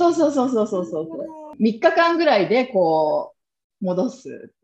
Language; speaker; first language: Japanese; native; Japanese